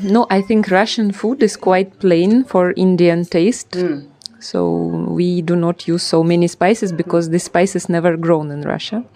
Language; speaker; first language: English; non-native, fluent; Russian